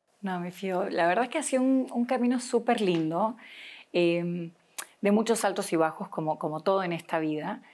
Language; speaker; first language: Spanish; native; Spanish